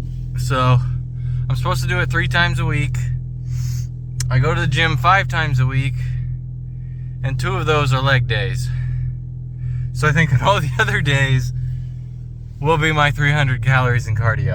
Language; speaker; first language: English; native; English